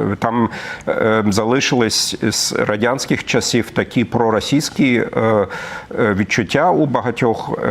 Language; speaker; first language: Ukrainian; non-native, fluent; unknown